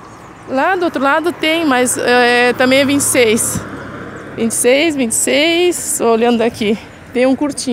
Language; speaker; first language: Portuguese; native; Portuguese